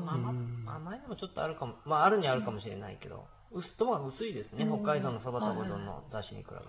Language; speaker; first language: Japanese; native; Japanese